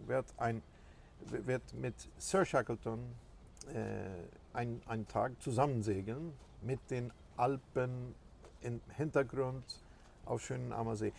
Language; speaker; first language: German; non-native, fluent; Swedish